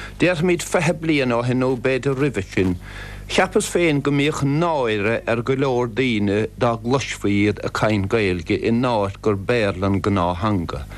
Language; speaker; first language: Irish; native; Irish